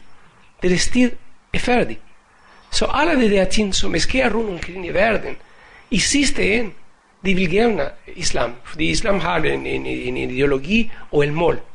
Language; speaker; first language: Danish; non-native, fluent; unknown